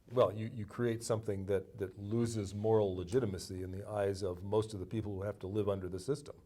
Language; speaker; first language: English; native; English